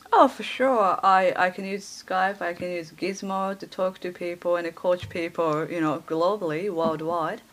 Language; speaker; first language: English; early bilingual, other home language; Japanese